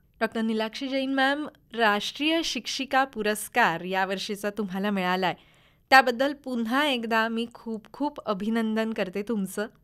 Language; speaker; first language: Marathi; native; Marathi